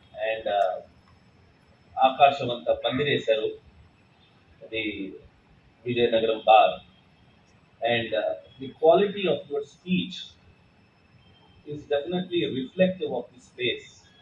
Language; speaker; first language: English; non-native, local second language; Telugu